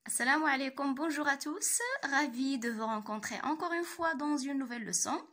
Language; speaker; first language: French; non-native, local second language; Arabic